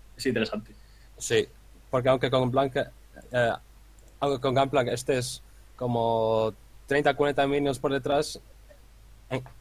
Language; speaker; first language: Spanish; non-native, fluent; Dutch